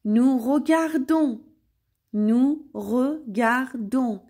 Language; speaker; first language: French; non-native, fluent; Persian